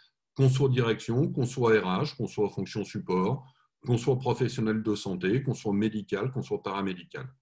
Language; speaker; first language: French; native; French